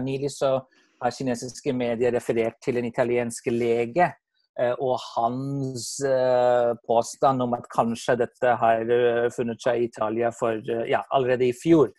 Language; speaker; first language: Norwegian; non-native, fluent; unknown